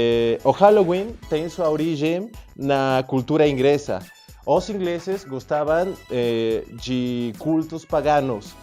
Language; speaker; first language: Portuguese; non-native, learner; Spanish